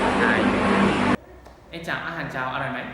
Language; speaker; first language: Thai; non-native, learner; Japanese